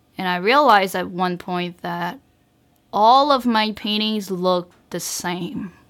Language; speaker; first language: English; early bilingual, other home language; Korean